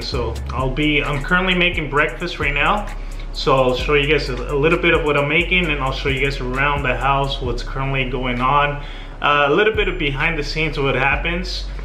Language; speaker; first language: English; early bilingual, other home language; Spanish